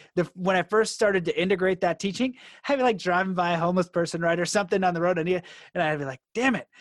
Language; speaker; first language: English; native; English